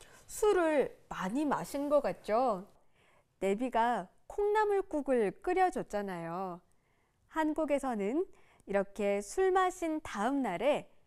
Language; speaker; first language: Korean; native; Korean